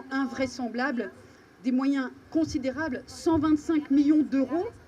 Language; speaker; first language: French; native; French